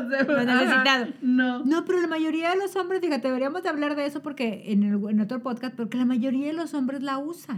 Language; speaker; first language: Spanish; native; Spanish